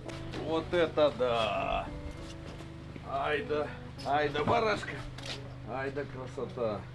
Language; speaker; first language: Russian; native; Russian